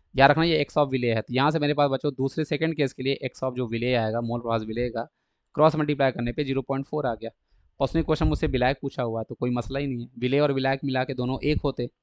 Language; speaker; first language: Hindi; native; Hindi